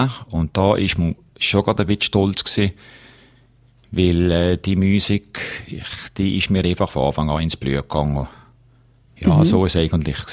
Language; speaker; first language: German; native; German